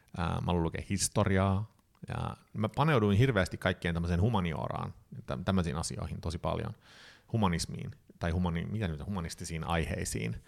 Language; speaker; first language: Finnish; early bilingual, heritage; Finnish